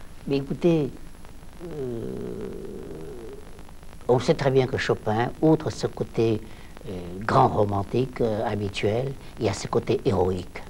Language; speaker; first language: French; non-native, local second language; Vietnamese